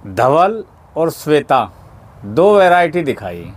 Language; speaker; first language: Hindi; native; Hindi